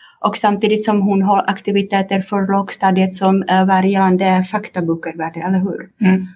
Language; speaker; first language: Swedish; non-native, fluent; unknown